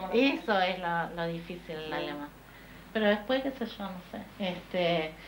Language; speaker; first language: Spanish; native; Spanish